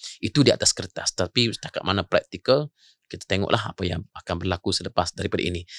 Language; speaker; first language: Malay; native; Malay